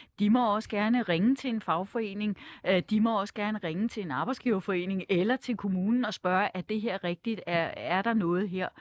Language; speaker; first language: Danish; native; Danish